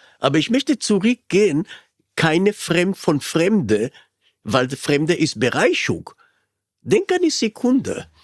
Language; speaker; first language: German; non-native, fluent; Hebrew